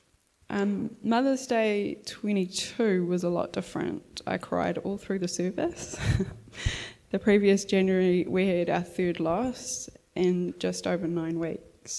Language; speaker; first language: English; native; English